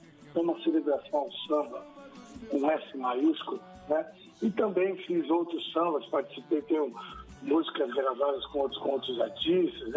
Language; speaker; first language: Portuguese; native; Portuguese